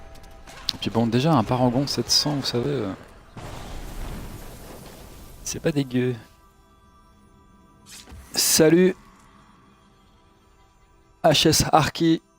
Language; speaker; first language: French; native; French